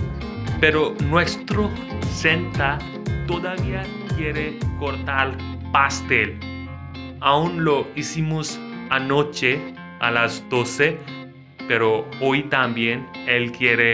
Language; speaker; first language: Spanish; non-native, fluent; Hindi